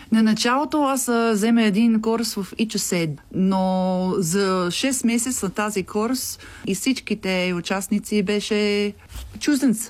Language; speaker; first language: Bulgarian; non-native, learner; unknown